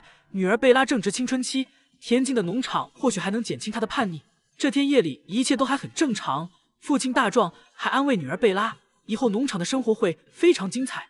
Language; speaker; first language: Chinese; native; Chinese